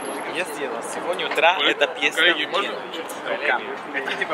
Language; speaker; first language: Russian; non-native, learner; Italian